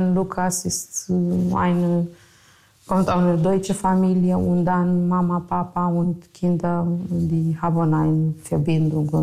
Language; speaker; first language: German; non-native, fluent; Romanian